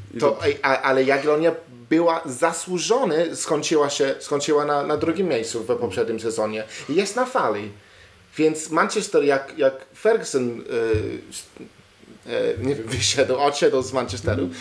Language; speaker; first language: Polish; non-native, learner; English